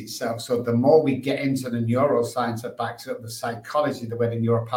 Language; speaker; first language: English; native; English